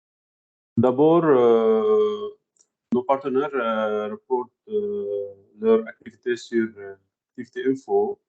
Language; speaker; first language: French; non-native, fluent; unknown